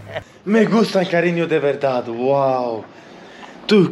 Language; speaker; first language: Spanish; non-native, learner; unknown